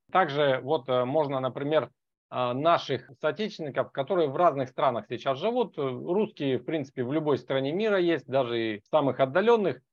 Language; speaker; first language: Russian; native; Russian